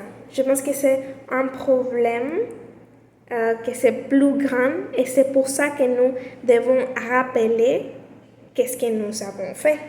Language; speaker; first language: French; non-native, learner; Spanish